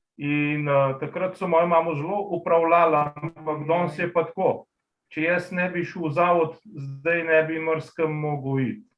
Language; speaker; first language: Slovenian; native; Slovenian